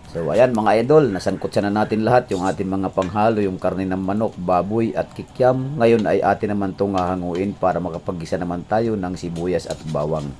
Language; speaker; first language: Filipino; non-native, local second language; Cebuano